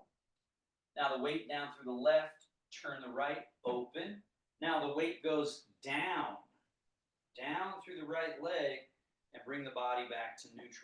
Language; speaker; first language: English; native; English